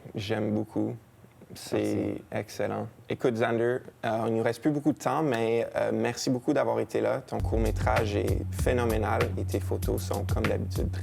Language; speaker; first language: French; native; French